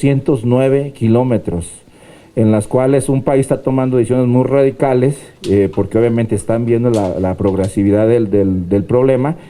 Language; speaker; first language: Spanish; native; Spanish